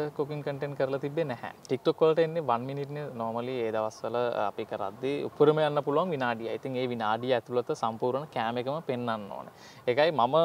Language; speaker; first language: Sinhala; native; Sinhala